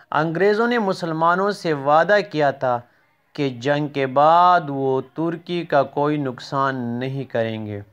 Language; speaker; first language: Urdu; non-native, local second language; Pashto